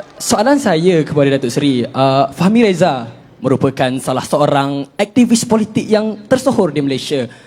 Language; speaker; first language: Malay; native; Malay